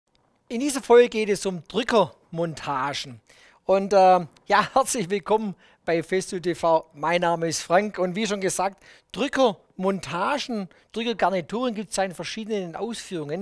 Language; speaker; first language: German; native; German